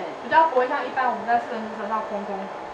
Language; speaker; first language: Chinese; native; Chinese